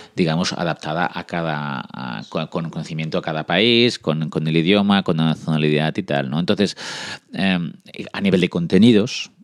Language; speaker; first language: Spanish; early bilingual, other home language; French